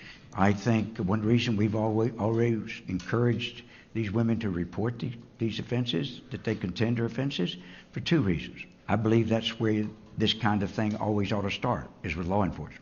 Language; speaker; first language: English; native; English